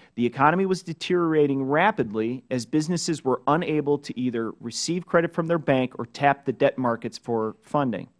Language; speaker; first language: English; native; English